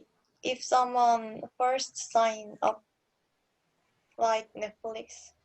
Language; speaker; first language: English; non-native, learner; Korean